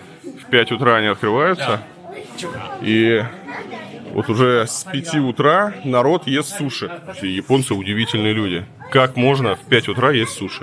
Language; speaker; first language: Russian; native; Russian